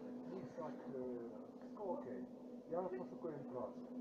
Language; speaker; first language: Polish; non-native, learner; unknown